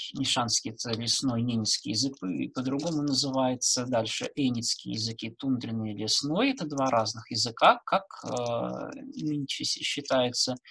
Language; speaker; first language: Russian; native; Russian